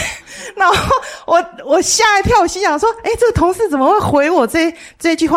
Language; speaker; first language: Chinese; native; Chinese